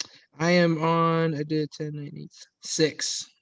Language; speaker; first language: English; native; English